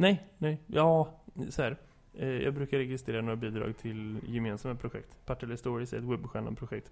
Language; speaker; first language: Swedish; native; Swedish